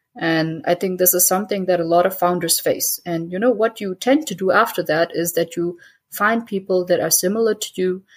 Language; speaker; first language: English; early bilingual, heritage; German